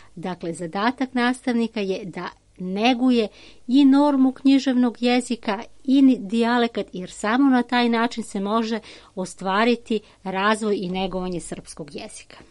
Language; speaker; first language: Serbian; native; Serbian